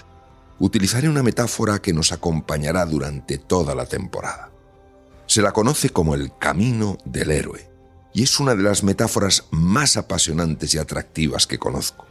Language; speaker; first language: Spanish; native; Spanish